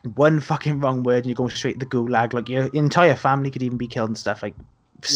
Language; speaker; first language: English; native; English